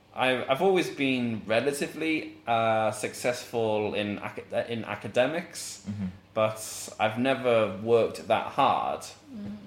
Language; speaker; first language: English; native; English